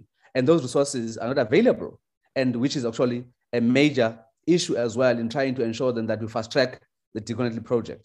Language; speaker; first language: English; non-native, local second language; Xhosa